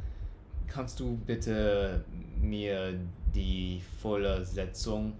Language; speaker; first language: German; non-native, learner; English